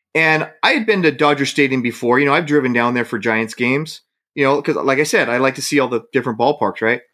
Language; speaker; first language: English; native; English